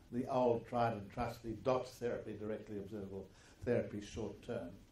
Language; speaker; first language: English; early bilingual, other home language; German